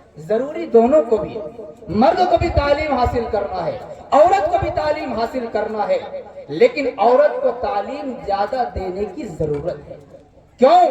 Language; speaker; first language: Urdu; native; Urdu